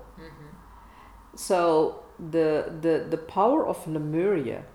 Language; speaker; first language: English; non-native, fluent; Dutch